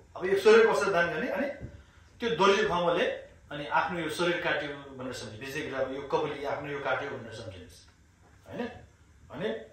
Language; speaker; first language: Nepali; non-native, local second language; Sherpa